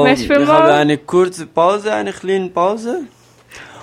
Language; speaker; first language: German; non-native, learner; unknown